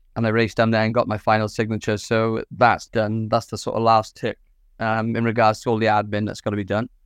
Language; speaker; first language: English; native; English